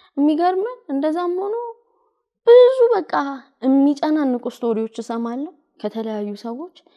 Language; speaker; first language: Amharic; native; Amharic